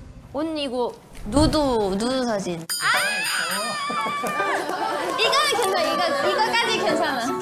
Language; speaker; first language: Korean; non-native, fluent; Thai